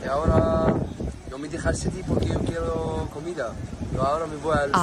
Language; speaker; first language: Spanish; non-native, learner; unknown